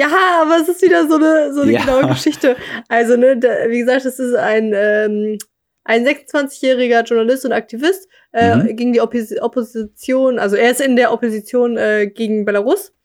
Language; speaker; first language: German; native; German